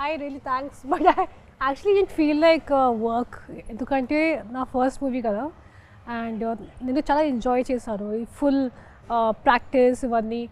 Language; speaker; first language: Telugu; non-native, local second language; Hindi